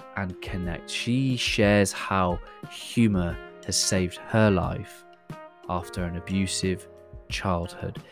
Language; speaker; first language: English; native; English